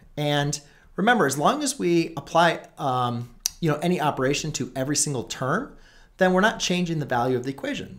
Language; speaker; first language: English; native; English